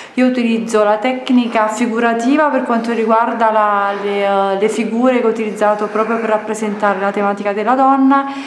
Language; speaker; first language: Italian; native; Italian